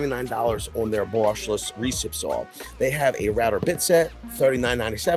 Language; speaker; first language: English; native; English